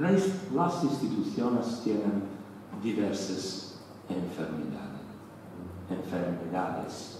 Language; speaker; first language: Spanish; non-native, learner; Italian